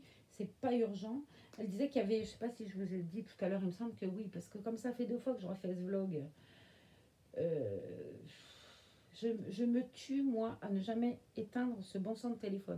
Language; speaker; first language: French; native; French